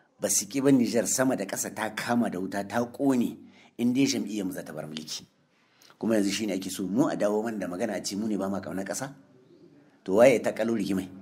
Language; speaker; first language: Hausa; native; Hausa